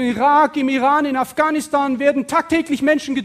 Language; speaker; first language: German; native; German